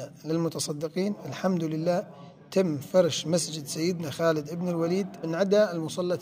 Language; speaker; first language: Arabic; native; Arabic